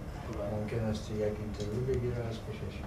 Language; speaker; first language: Persian; non-native, fluent; Russian